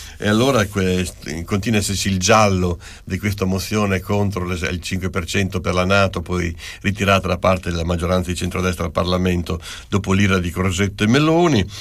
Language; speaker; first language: Italian; native; Italian